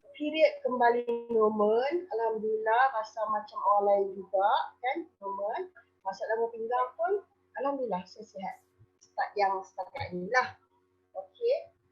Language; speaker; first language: Malay; native; Malay